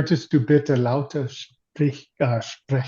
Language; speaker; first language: German; non-native, learner; English